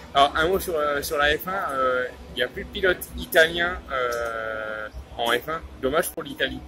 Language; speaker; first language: French; native; French